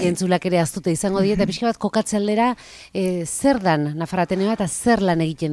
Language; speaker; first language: Basque; native; Basque